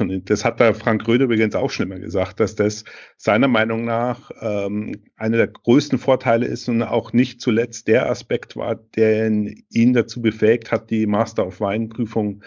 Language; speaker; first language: German; native; German